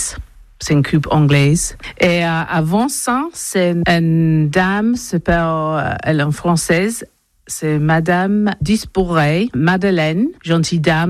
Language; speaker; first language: French; non-native, learner; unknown